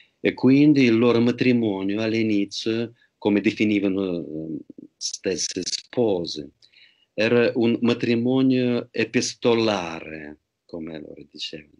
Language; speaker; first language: Italian; non-native, fluent; Russian